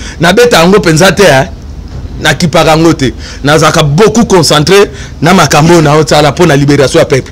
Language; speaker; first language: Lingala; non-native, local second language; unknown